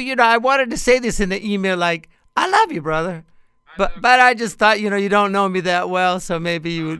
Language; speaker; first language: English; native; English